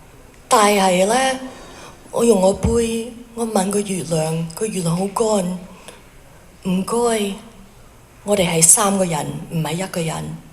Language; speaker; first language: Cantonese; early bilingual, heritage; Cantonese